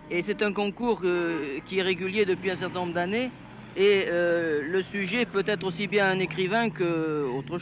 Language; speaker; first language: French; native; French